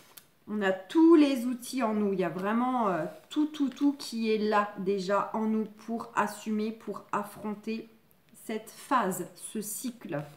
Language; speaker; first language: French; native; French